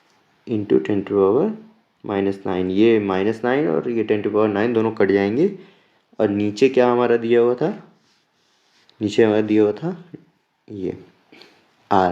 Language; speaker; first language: Hindi; native; Hindi